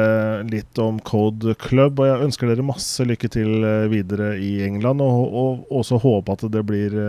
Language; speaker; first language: Norwegian; native; Norwegian